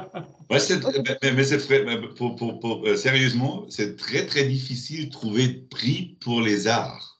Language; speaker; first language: French; non-native, learner; German